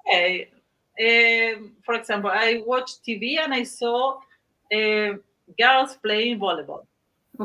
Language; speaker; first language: English; non-native, learner; Spanish